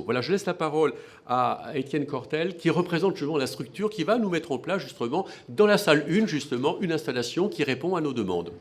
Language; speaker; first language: French; native; French